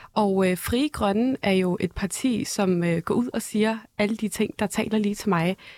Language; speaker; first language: Danish; early bilingual, other home language; Arabic